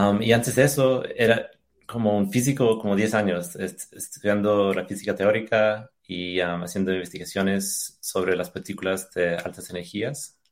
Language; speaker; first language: Spanish; early bilingual, heritage; English